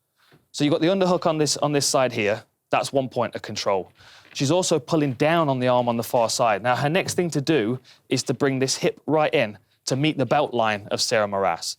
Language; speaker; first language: English; native; English